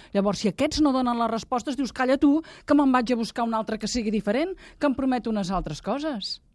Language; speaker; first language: Catalan; native; Catalan